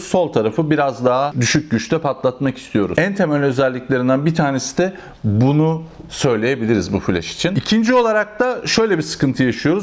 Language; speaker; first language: Turkish; native; Turkish